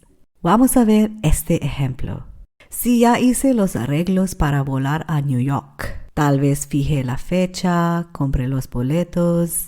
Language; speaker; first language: Spanish; non-native, fluent; English